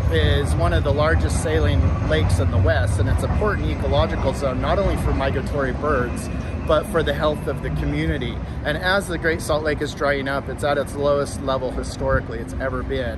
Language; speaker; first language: English; native; English